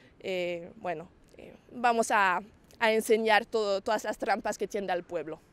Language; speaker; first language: Spanish; non-native, fluent; French